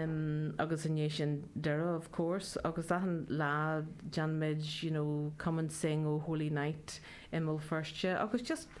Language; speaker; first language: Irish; non-native, learner; Welsh